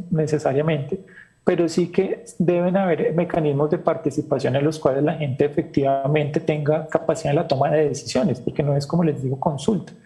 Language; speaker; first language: Spanish; native; Spanish